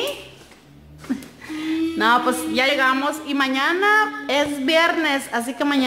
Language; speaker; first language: Spanish; native; Spanish